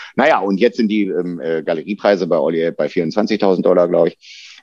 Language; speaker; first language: German; native; German